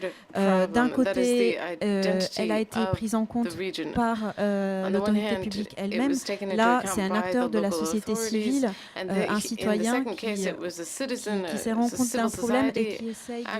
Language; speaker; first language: French; native; French